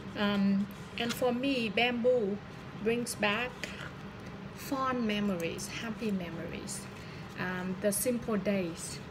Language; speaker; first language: English; non-native, fluent; Vietnamese